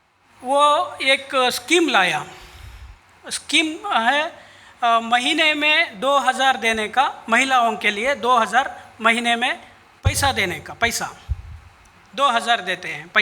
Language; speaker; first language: Hindi; non-native, local second language; Kannada